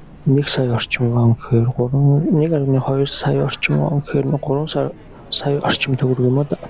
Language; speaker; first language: Mongolian; native; Mongolian